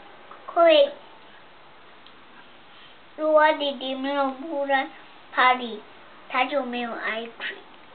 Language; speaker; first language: Chinese; early bilingual, heritage; Chinese